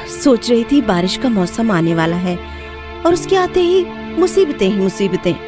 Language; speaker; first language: Hindi; native; Hindi